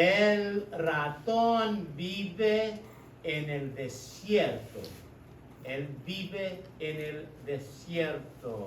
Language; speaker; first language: Spanish; non-native, fluent; English